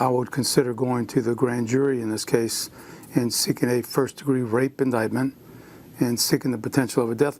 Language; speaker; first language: English; native; English